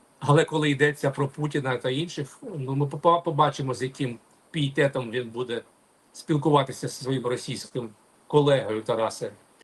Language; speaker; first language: Ukrainian; non-native, local second language; Russian